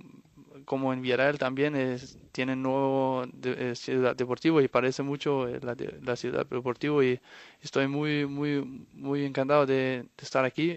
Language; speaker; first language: Spanish; non-native, fluent; Danish